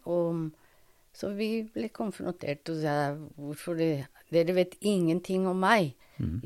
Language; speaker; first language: Norwegian; non-native, fluent; Spanish